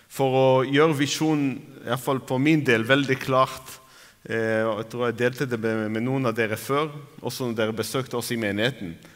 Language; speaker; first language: Norwegian; non-native, fluent; Arabic